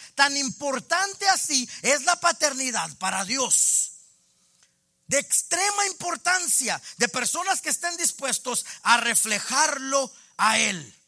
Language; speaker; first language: Spanish; native; Spanish